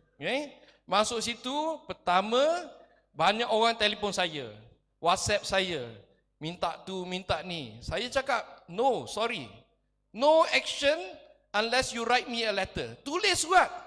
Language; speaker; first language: Malay; non-native, local second language; Chinese